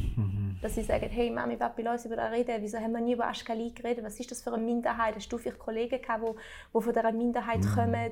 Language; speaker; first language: German; early bilingual, other home language; Albanian